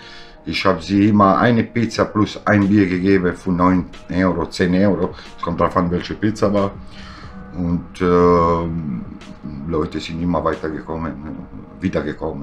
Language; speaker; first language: German; non-native, learner; Italian